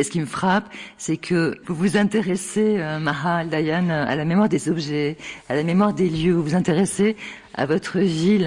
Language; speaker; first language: French; native; French